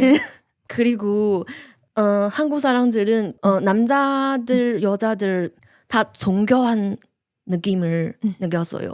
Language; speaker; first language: Korean; non-native, learner; Chinese